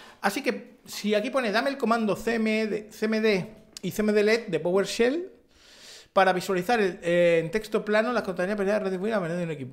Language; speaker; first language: Spanish; native; Spanish